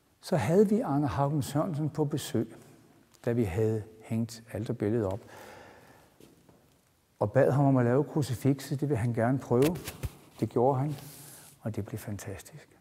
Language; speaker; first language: Danish; native; Danish